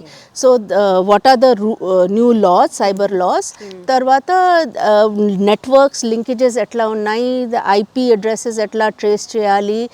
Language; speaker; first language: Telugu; non-native, local second language; Hindi